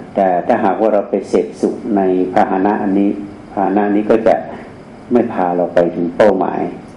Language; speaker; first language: Thai; native; Thai